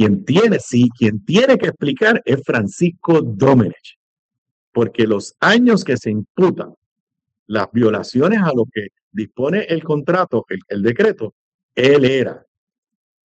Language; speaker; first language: Spanish; native; Spanish